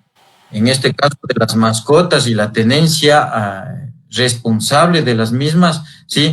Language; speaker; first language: Spanish; native; Spanish